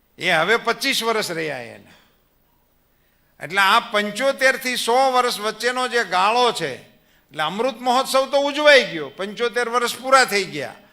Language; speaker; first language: Gujarati; native; Gujarati